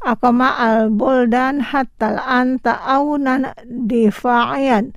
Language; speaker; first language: Arabic; non-native, fluent; Indonesian